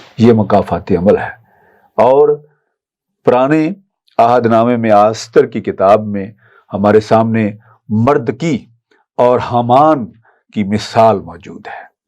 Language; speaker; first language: Urdu; non-native, local second language; Punjabi